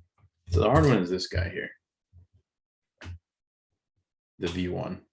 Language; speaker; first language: English; native; English